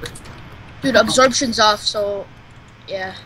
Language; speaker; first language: English; native; English